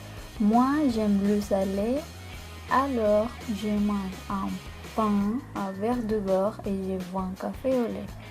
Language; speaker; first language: French; non-native, fluent; Spanish